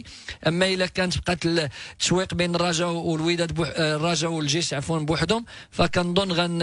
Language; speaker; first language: Arabic; native; Arabic